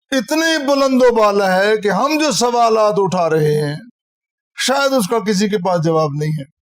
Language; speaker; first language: Urdu; non-native, local second language; Punjabi